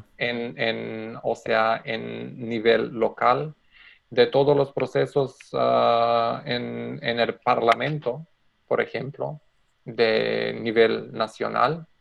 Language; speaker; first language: Spanish; non-native, learner; Macedonian